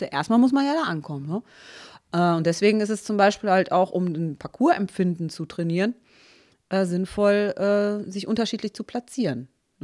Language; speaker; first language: German; native; German